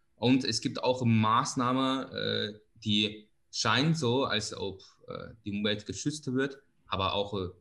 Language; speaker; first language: German; non-native, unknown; Chinese